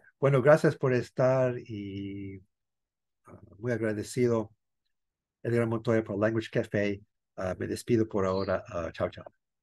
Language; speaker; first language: Spanish; non-native, fluent; English